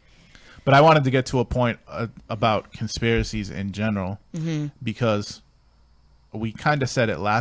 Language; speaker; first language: English; native; English